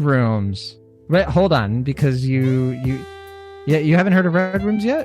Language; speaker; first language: English; native; English